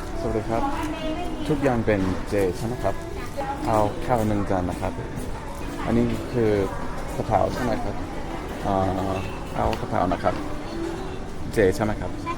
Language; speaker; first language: Thai; non-native, learner; English